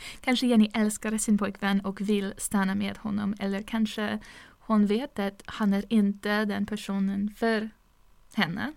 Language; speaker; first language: Swedish; non-native, fluent; English